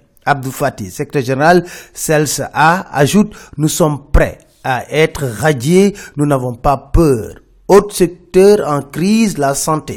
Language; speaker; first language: French; non-native, local second language; Wolof